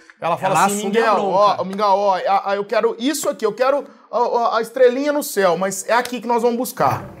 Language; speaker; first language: Portuguese; native; Portuguese